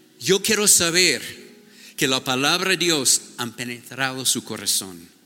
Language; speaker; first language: Spanish; non-native, fluent; English